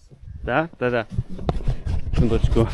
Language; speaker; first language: Russian; non-native, fluent; English